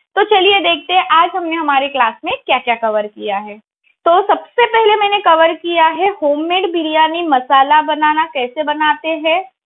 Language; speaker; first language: Hindi; non-native, local second language; Marathi